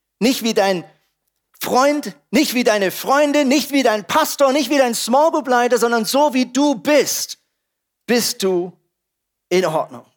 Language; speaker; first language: German; native; German